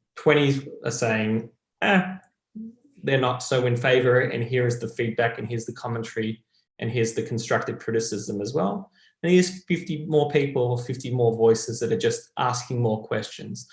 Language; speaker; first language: English; native; English